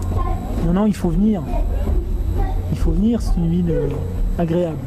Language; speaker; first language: French; native; French